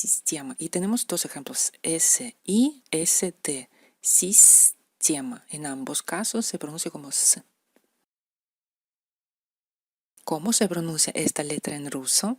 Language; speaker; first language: Spanish; non-native, fluent; Russian